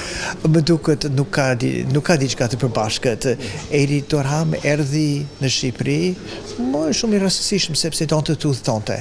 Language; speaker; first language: Albanian; non-native, fluent; English